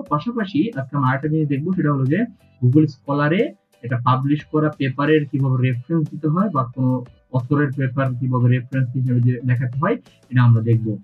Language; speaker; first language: Bangla; native; Bangla